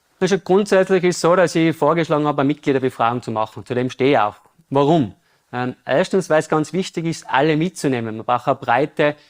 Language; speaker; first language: German; native; German